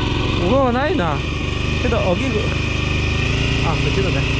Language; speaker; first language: Japanese; non-native, learner; Chinese